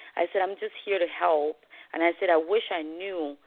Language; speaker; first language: English; non-native, fluent; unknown